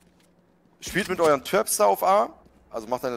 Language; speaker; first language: German; native; German